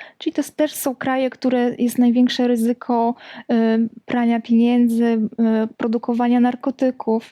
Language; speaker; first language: Polish; native; Polish